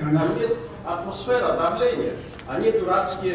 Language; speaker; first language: Russian; non-native, local second language; Georgian